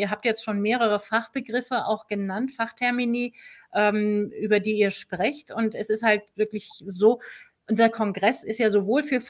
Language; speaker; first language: German; native; German